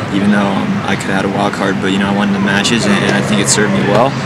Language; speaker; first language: English; native; English